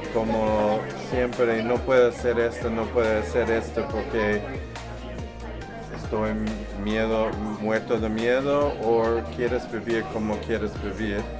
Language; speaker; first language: Spanish; non-native, learner; English